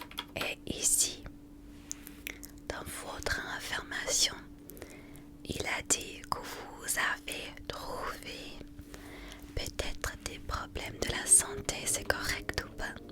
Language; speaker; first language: French; non-native, fluent; English